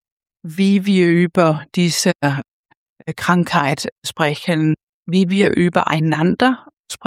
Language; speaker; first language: German; non-native, fluent; Danish